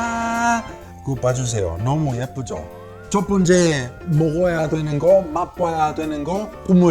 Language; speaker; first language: Korean; non-native, learner; Italian